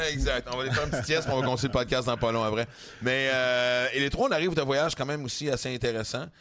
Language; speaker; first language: French; native; French